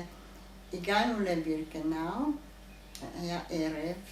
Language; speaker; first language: Hebrew; non-native, fluent; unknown